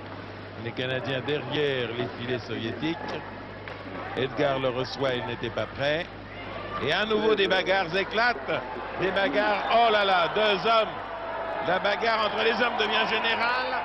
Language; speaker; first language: French; native; French